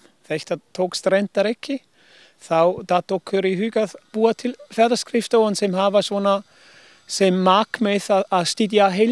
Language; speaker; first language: Icelandic; non-native, learner; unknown